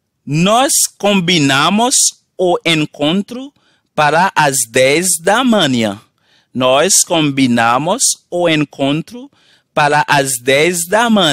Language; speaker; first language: Portuguese; non-native, fluent; Haitian Creole